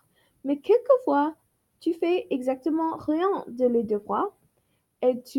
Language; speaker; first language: French; non-native, learner; English